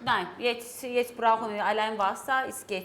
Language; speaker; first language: German; non-native, learner; Turkish